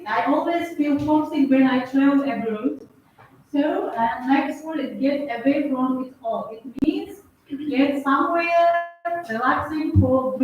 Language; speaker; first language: English; non-native, fluent; Uzbek